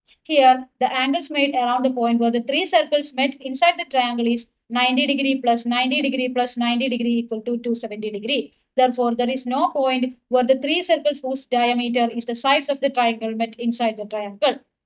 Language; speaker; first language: English; non-native, local second language; Malayalam